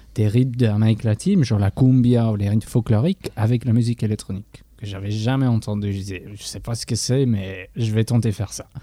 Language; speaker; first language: French; non-native, fluent; English